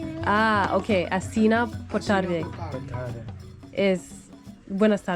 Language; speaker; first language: Spanish; non-native, learner; English